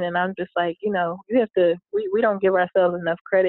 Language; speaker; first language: English; native; English